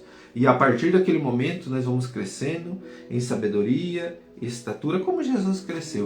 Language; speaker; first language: Portuguese; native; Portuguese